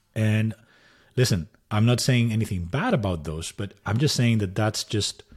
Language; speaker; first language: English; non-native, fluent; Spanish